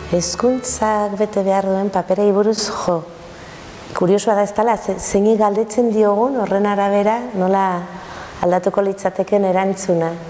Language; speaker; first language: Basque; native; Basque